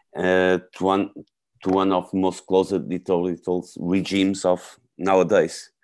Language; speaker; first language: English; non-native, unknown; Portuguese